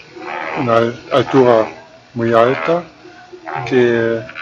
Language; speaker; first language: Spanish; non-native, fluent; German